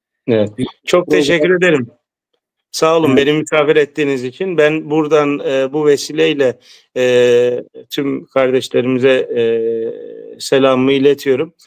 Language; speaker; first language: Turkish; early bilingual, heritage; Turkish